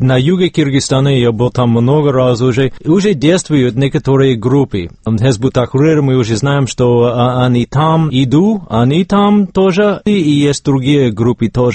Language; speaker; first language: Russian; non-native, fluent; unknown